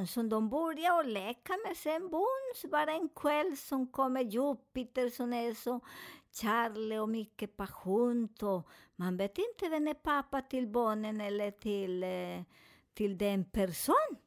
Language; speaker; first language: Swedish; non-native, learner; Spanish